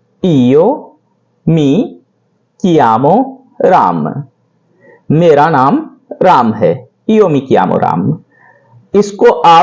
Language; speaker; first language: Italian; non-native, learner; Hindi